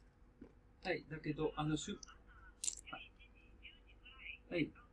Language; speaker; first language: Japanese; non-native, learner; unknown